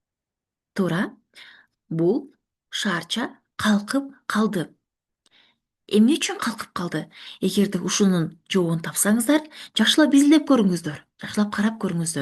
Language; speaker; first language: Kyrgyz; native; Kyrgyz